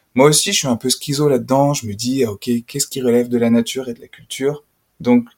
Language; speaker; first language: French; native; French